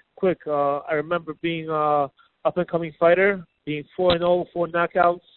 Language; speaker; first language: English; native; English